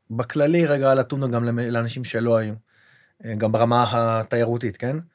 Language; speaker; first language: Hebrew; native; Hebrew